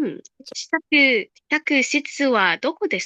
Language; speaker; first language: Japanese; non-native, learner; Indonesian